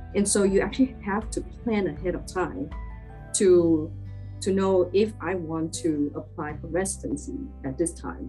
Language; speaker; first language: English; non-native, local second language; Chinese